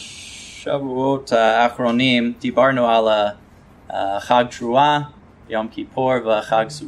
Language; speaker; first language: Hebrew; non-native, fluent; English